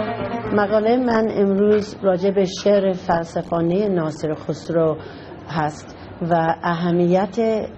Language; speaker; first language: Persian; non-native, fluent; English